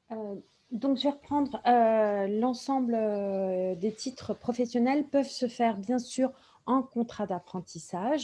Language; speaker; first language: French; native; French